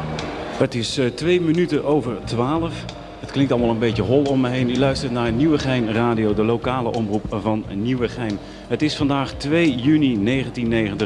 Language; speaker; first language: Dutch; native; Dutch